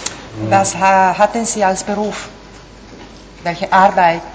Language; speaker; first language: German; non-native, fluent; Italian